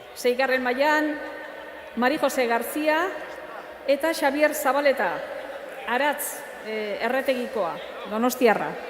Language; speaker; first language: Basque; native; Basque